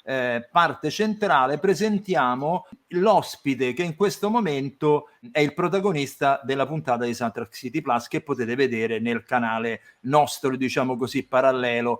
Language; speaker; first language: Italian; native; Italian